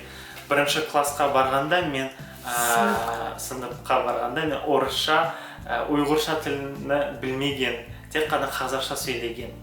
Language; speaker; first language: Kazakh; non-native, local second language; Uyghur